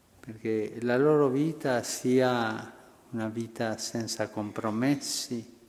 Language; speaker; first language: Italian; early bilingual, heritage; Spanish